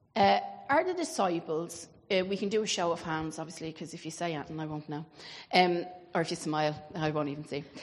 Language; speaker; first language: English; native; English